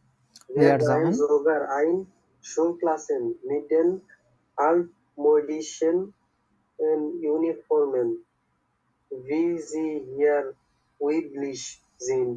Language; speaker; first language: German; non-native, learner; Bangla